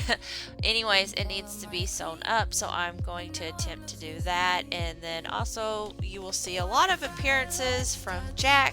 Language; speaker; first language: English; native; English